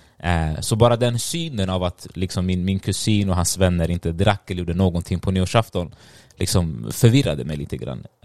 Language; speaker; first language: Swedish; early bilingual, other home language; Tigrinya